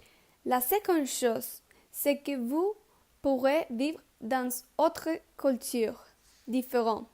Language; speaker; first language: French; non-native, learner; Spanish